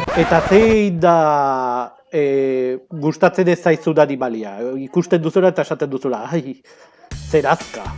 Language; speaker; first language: Basque; non-native, local second language; Spanish